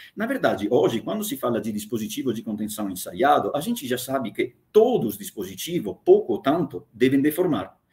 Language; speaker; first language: Portuguese; non-native, fluent; Italian